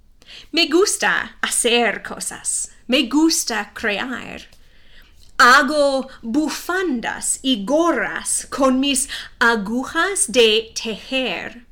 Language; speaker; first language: Spanish; non-native, fluent; English